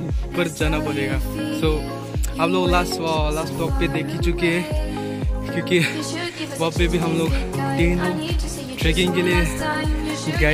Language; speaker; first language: Hindi; non-native, local second language; Karbi